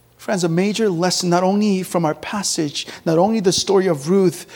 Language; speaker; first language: English; early bilingual, other home language; Korean